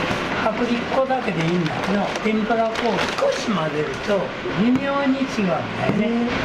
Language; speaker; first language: Japanese; native; Japanese